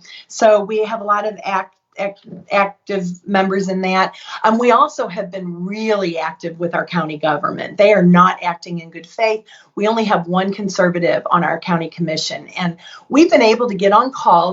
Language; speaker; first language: English; native; English